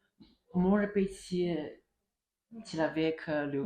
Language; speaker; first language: Russian; non-native, learner; Chinese